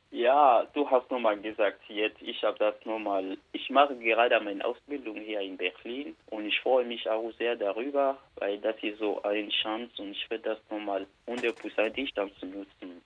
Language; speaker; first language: German; non-native, learner; Bambara